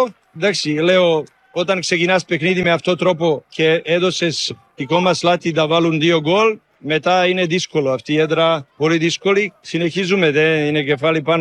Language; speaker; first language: Greek; non-native, learner; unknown